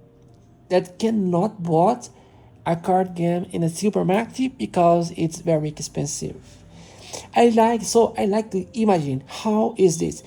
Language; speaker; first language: English; non-native, learner; Portuguese